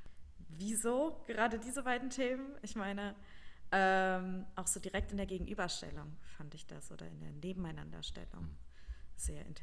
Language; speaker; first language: German; native; German